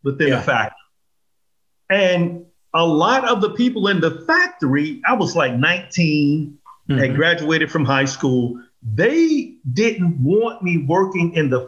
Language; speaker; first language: English; native; English